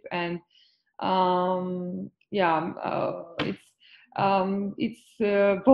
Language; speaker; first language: English; non-native, fluent; Georgian